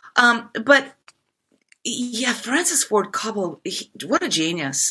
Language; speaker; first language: English; non-native, fluent; Japanese